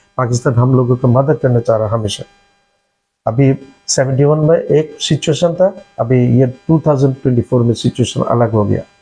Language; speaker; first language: Hindi; non-native, learner; Bangla